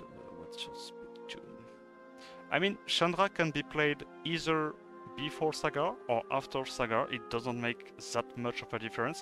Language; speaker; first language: English; non-native, fluent; French